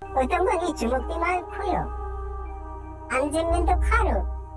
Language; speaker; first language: Korean; native; Korean